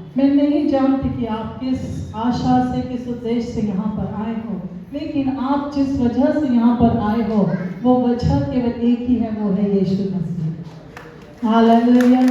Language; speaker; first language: Hindi; native; Hindi